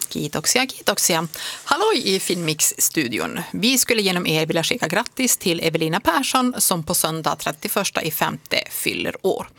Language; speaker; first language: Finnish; early bilingual, heritage; Finnish